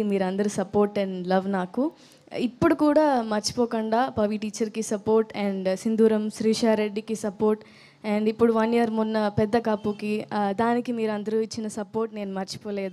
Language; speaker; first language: Telugu; non-native, learner; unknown